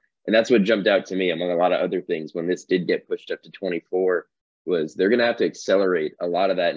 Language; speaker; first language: English; native; English